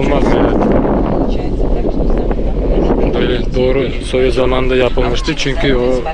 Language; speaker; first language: Turkish; non-native, learner; Bashkir